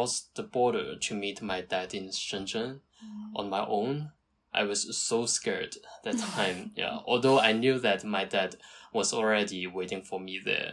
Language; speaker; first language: English; non-native, local second language; Cantonese